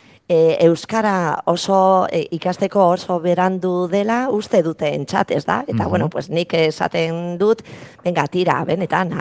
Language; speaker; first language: Basque; non-native, local second language; Spanish